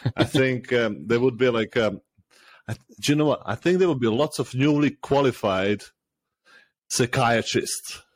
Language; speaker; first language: English; non-native, fluent; Serbian